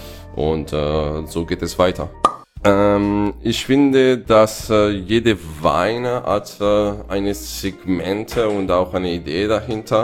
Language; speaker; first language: German; non-native, fluent; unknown